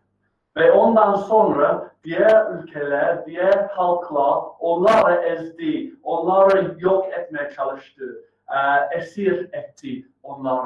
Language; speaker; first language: Turkish; non-native, fluent; English